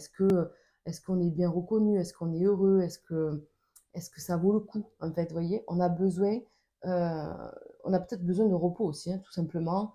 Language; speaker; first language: French; native; French